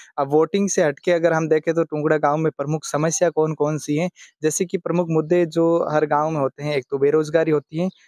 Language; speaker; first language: Hindi; native; Hindi